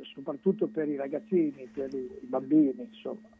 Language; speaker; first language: Italian; native; Italian